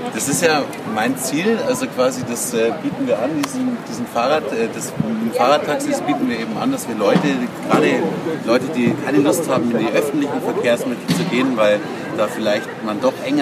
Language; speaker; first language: German; native; German